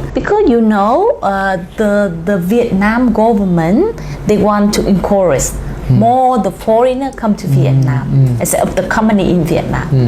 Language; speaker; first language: English; non-native, learner; Vietnamese